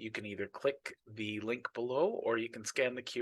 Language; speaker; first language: English; native; English